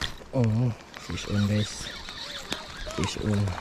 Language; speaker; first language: English; non-native, local second language; Filipino